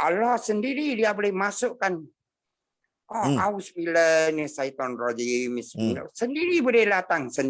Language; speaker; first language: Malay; non-native, local second language; Chinese